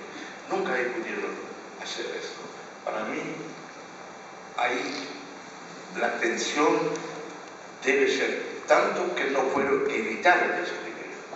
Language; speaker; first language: Spanish; non-native, fluent; Dutch